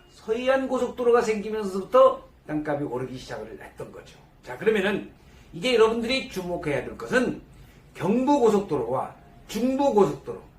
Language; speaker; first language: Korean; native; Korean